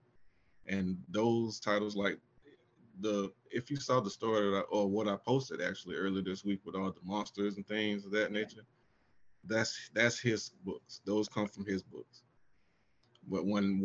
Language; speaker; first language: English; native; English